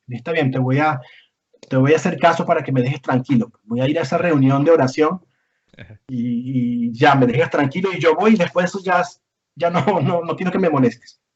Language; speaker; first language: Spanish; native; Spanish